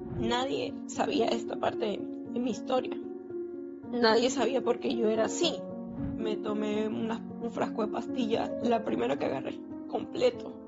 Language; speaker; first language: Spanish; native; Spanish